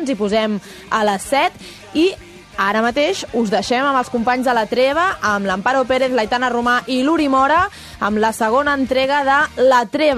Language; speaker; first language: Catalan; native; Catalan